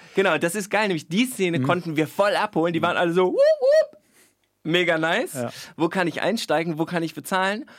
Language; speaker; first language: German; native; German